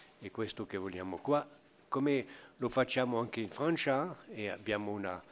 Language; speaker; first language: Italian; non-native, fluent; French